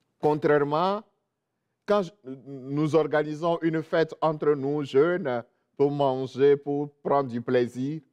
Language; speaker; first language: French; non-native, local second language; Ewe